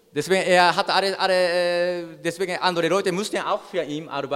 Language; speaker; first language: German; non-native, learner; Japanese